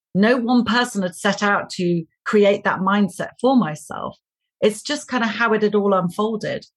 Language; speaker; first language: English; native; English